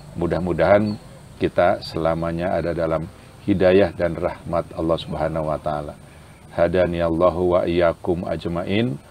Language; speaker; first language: Indonesian; non-native, local second language; Sundanese